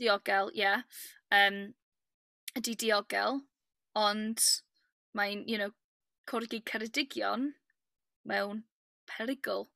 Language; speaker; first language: Welsh; non-native, learner; English